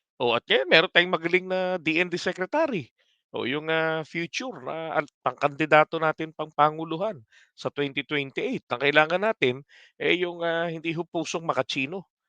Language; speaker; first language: Filipino; native; Filipino